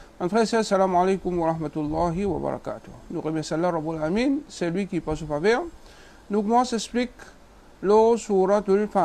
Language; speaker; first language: French; non-native, local second language; Morisyen